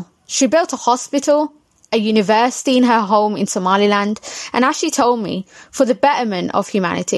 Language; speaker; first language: English; native; English